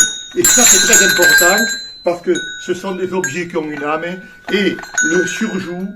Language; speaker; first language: French; native; French